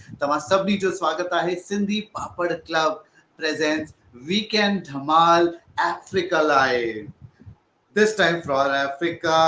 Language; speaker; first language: Sindhi; early bilingual, heritage; Sindhi